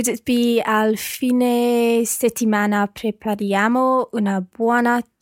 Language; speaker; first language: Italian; non-native, learner; English